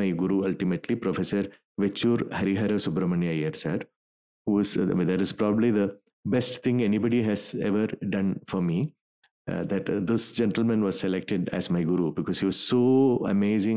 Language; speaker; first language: English; non-native, local second language; Malayalam